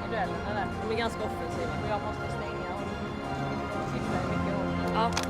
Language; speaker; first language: Swedish; native; Swedish